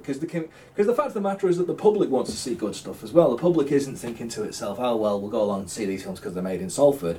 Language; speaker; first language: English; native; English